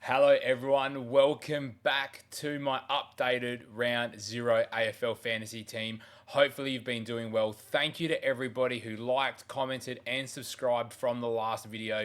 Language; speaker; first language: English; native; English